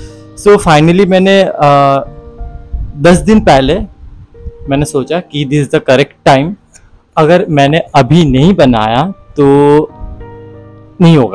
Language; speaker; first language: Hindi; non-native, local second language; Assamese